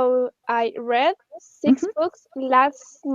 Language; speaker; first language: English; non-native, learner; Spanish